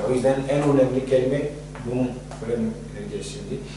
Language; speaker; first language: Turkish; non-native, fluent; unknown